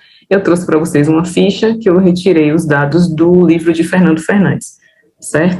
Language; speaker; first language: Portuguese; native; Portuguese